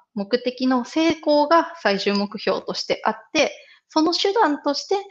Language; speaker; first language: Japanese; native; Japanese